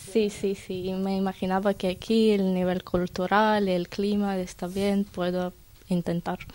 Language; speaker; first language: Spanish; non-native, learner; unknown